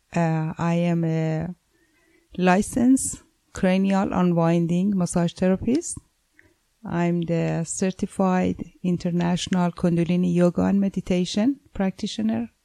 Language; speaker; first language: English; non-native, fluent; Persian